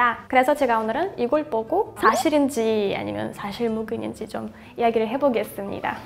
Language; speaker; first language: Korean; non-native, fluent; Russian